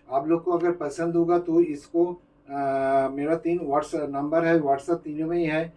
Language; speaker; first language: Hindi; non-native, local second language; Bangla